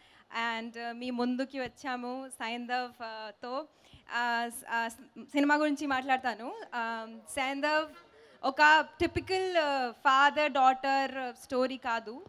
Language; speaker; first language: Telugu; non-native, local second language; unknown